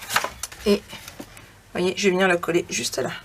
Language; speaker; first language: French; native; French